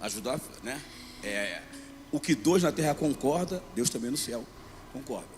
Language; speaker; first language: Portuguese; native; Portuguese